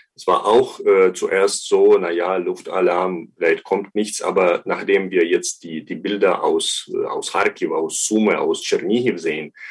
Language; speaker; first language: German; non-native, fluent; Ukrainian